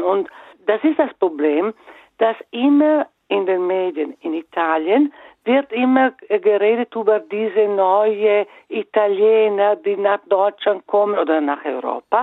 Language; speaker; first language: German; non-native, fluent; Italian